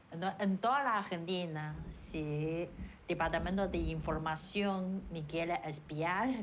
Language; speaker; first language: Spanish; non-native, fluent; Chinese